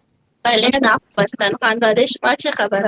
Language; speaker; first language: Persian; non-native, learner; Urdu